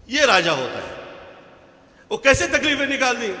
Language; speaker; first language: Hindi; non-native, local second language; Marathi